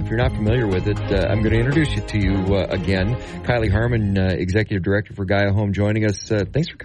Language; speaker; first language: English; native; English